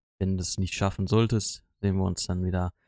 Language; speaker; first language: German; native; German